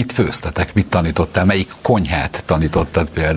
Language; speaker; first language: Hungarian; native; Hungarian